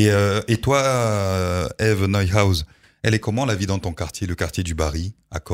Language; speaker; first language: French; native; French